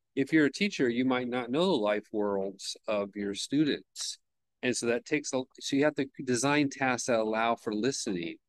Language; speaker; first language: English; native; English